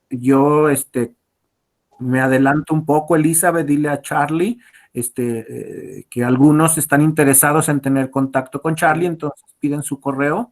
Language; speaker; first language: Spanish; native; Spanish